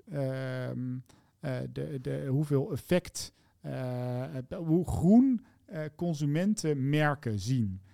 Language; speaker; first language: Dutch; native; Dutch